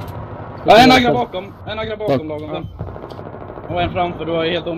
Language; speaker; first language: Swedish; native; Swedish